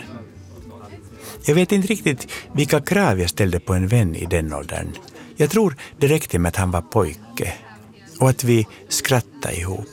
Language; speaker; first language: Swedish; native; Swedish